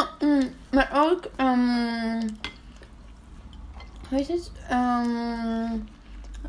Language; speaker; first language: Dutch; non-native, learner; Spanish